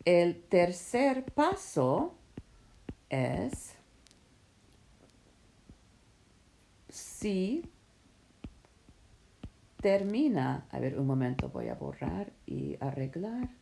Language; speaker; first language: Spanish; non-native, fluent; English